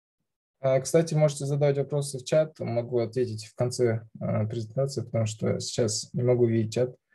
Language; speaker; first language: Russian; non-native, local second language; Kazakh